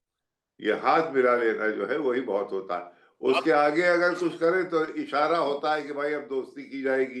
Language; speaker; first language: Hindi; native; Hindi